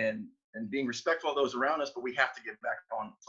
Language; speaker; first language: English; native; English